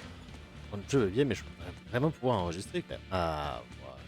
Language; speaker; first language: French; native; French